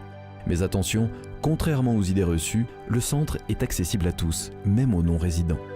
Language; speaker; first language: French; native; French